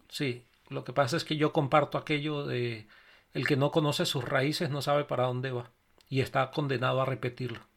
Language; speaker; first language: Spanish; native; Spanish